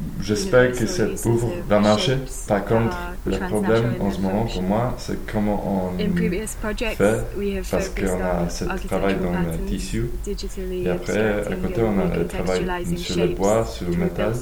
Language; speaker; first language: French; non-native, fluent; Polish